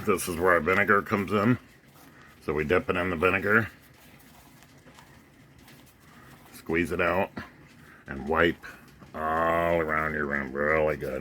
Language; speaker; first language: English; native; English